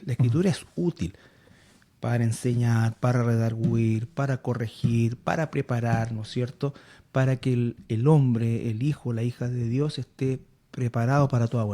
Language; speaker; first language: Spanish; native; Spanish